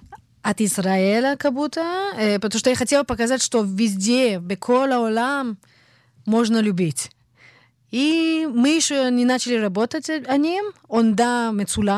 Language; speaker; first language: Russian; early bilingual, heritage; Russian